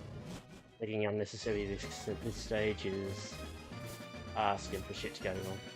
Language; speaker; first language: English; native; English